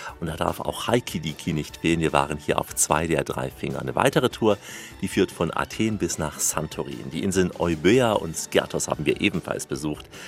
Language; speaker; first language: German; native; German